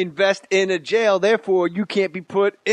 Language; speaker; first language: English; native; English